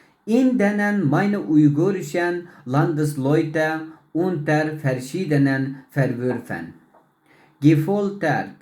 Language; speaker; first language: German; non-native, learner; Uyghur